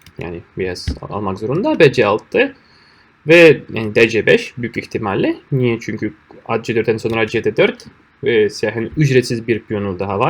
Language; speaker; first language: Turkish; non-native, fluent; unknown